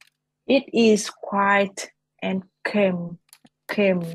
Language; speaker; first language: English; non-native, learner; Vietnamese